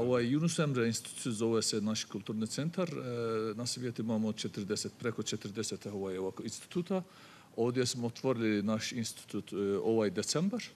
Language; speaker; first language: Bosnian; non-native, fluent; Turkish